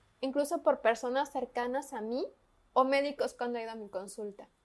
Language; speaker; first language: Spanish; native; Spanish